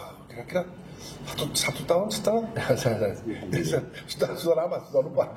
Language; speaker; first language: Indonesian; non-native, learner; Korean